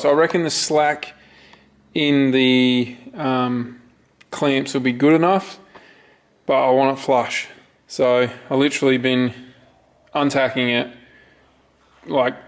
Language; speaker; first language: English; native; English